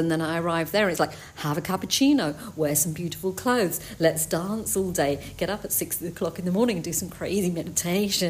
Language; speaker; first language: English; native; English